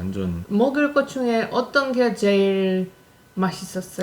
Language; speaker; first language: Korean; non-native, fluent; Polish